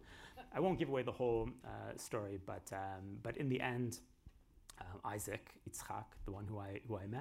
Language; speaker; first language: English; native; English